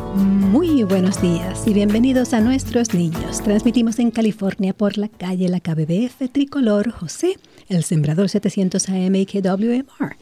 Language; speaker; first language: Spanish; native; Spanish